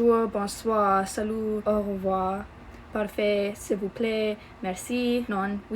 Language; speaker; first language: French; non-native, learner; English